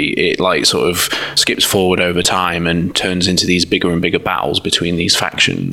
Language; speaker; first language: English; native; English